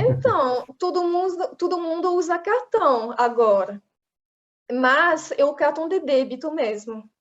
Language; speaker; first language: Portuguese; non-native, fluent; French